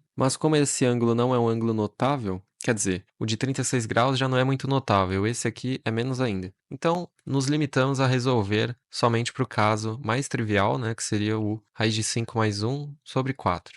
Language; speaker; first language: Portuguese; native; Portuguese